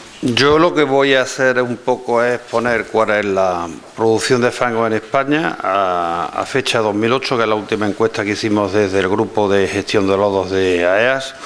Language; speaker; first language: Spanish; native; Spanish